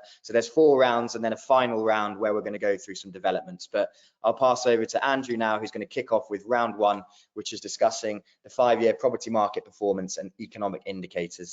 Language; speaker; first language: English; native; English